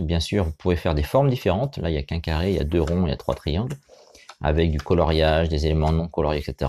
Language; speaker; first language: French; native; French